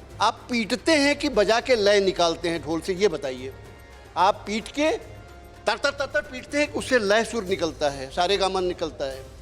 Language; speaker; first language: Hindi; native; Hindi